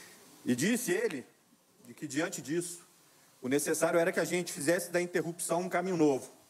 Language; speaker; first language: Portuguese; native; Portuguese